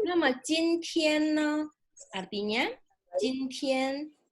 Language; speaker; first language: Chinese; non-native, fluent; Indonesian